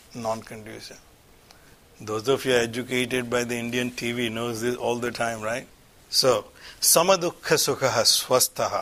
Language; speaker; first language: English; non-native, local second language; Gujarati